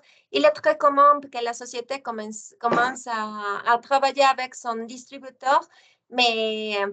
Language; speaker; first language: French; non-native, fluent; Spanish